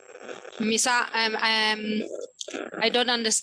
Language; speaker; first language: English; non-native, learner; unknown